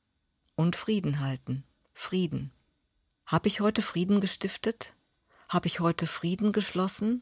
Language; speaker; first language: German; native; German